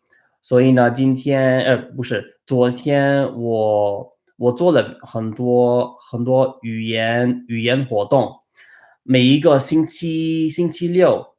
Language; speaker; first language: Chinese; non-native, fluent; English